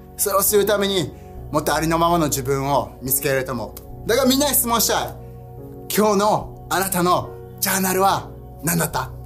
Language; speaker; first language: Japanese; early bilingual, heritage; Japanese